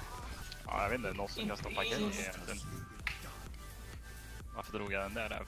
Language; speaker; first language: Swedish; native; Swedish